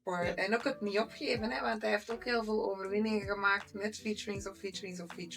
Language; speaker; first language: Dutch; native; Dutch